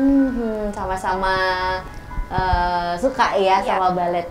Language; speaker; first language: Indonesian; native; Indonesian